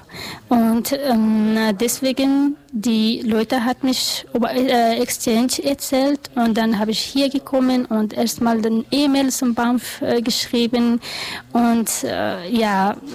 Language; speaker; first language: German; non-native, learner; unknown